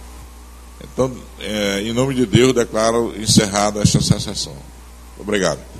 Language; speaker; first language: Portuguese; native; Portuguese